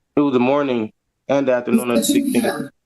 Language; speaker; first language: English; native; English